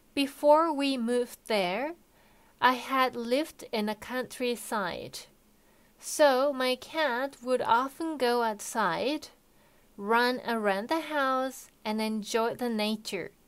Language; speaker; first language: English; non-native, fluent; Japanese